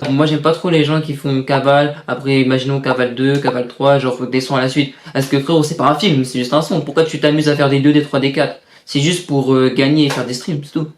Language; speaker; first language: French; native; French